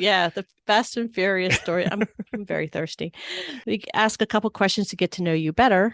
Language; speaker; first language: English; native; English